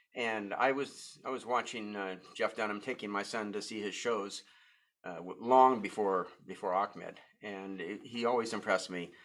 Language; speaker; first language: English; native; English